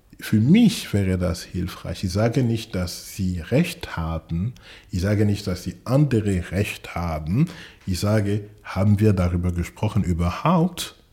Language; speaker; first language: German; non-native, fluent; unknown